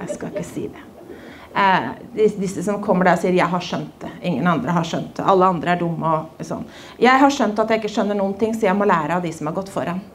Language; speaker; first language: Norwegian; native; Norwegian